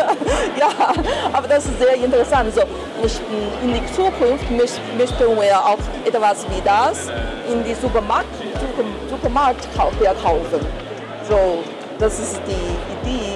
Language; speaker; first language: German; non-native, learner; Chinese